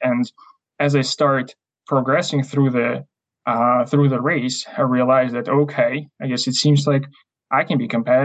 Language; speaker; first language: English; non-native, fluent; Ukrainian